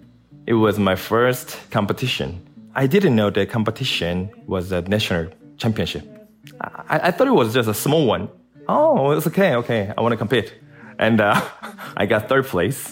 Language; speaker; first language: English; non-native, learner; Korean